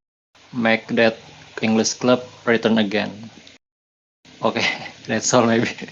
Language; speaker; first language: English; non-native, learner; Indonesian